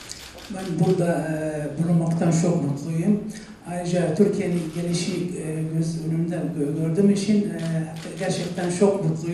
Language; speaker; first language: Turkish; non-native, learner; Arabic